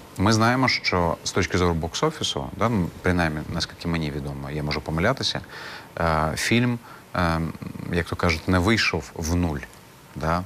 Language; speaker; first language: Ukrainian; non-native, local second language; Crimean Tatar